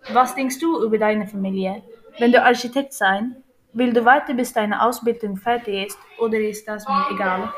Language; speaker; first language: German; non-native, learner; Swedish